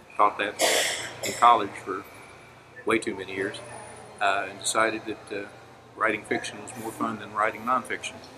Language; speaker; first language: English; native; English